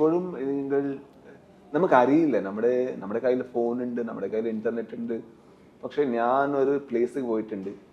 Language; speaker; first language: Malayalam; non-native, learner; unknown